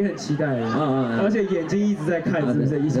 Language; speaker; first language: Chinese; native; Chinese